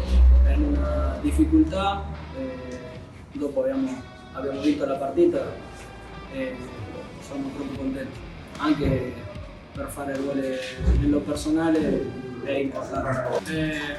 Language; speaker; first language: Italian; non-native, learner; Spanish